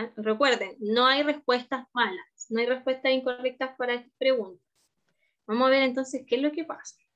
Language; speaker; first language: Spanish; native; Spanish